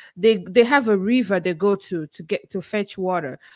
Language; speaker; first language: English; non-native, local second language; Igbo